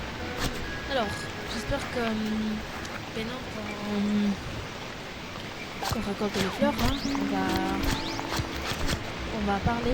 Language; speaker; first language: French; non-native, fluent; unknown